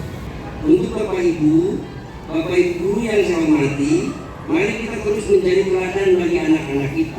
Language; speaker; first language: Indonesian; native; Indonesian